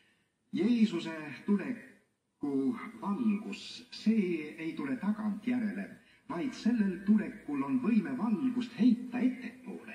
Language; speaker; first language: Estonian; native; Estonian